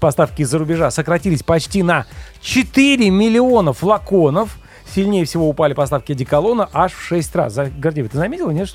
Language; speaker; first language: Russian; native; Russian